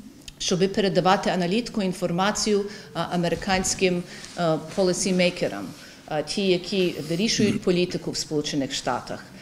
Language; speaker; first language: Ukrainian; early bilingual, heritage; Ukrainian